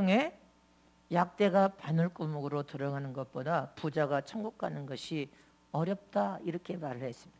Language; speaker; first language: Korean; native; Korean